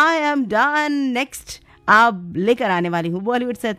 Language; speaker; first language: Hindi; native; Hindi